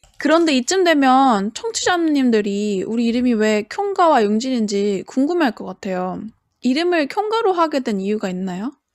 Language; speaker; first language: Korean; native; Korean